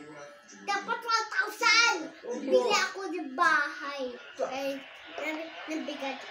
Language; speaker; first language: Filipino; non-native, learner; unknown